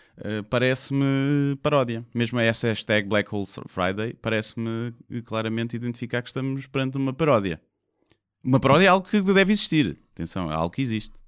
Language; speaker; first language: Portuguese; native; Portuguese